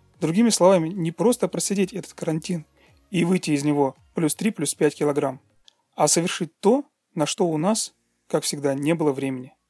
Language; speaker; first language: Russian; native; Russian